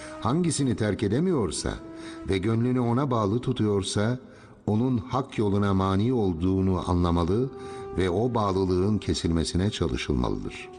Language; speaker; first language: Turkish; native; Turkish